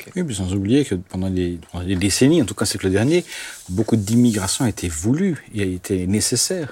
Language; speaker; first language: French; non-native, local second language; Swiss German